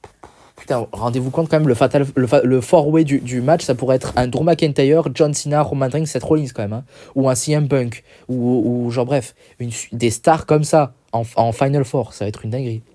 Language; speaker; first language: French; native; French